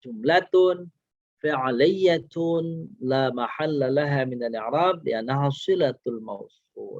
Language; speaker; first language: Arabic; non-native, fluent; Indonesian